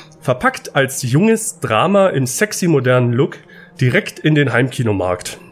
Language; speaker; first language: German; native; German